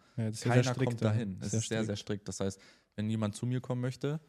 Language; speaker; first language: German; native; German